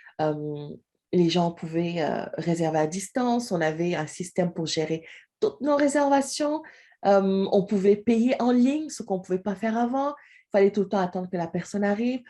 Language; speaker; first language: French; non-native, local second language; Wolof